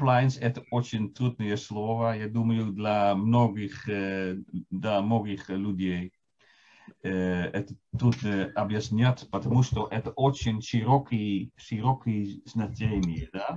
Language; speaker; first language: Russian; non-native, fluent; Dutch